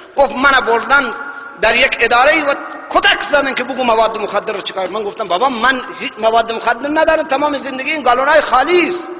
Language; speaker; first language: Persian; non-native, local second language; Baluchi